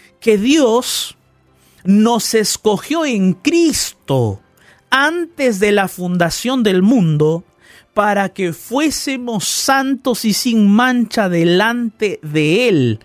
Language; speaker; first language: Spanish; native; Spanish